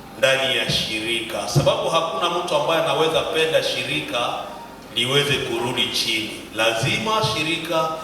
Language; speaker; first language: Swahili; native; Swahili